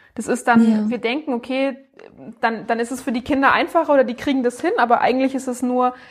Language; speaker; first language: German; native; German